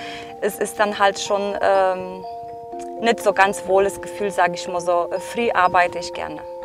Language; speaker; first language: German; non-native, fluent; Polish